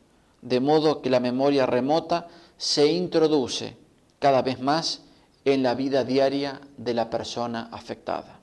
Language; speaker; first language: Spanish; native; Spanish